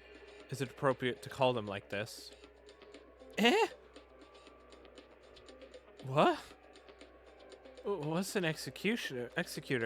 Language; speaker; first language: English; native; English